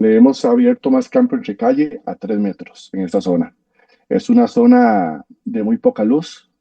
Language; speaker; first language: Spanish; native; Spanish